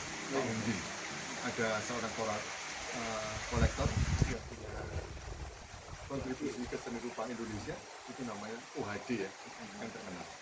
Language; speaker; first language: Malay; non-native, local second language; Javanese